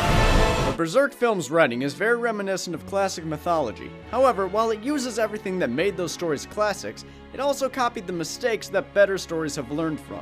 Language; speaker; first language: English; native; English